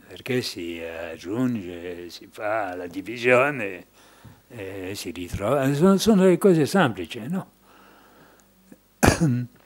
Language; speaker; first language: Italian; non-native, fluent; French